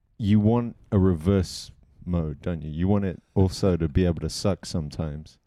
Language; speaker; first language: English; native; English